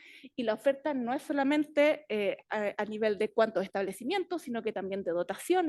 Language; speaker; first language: Spanish; native; Spanish